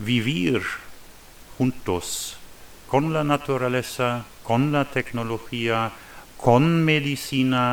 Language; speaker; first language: Spanish; non-native, learner; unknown